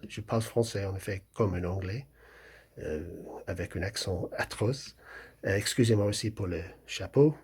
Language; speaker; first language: French; non-native, fluent; English